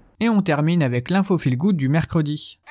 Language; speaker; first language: French; native; French